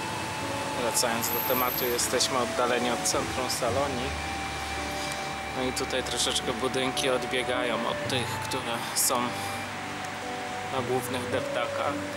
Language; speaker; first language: Polish; native; Polish